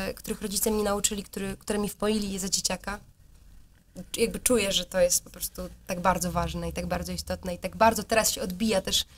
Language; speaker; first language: Polish; native; Polish